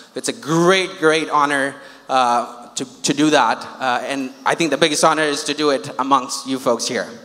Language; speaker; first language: English; non-native, local second language; Urdu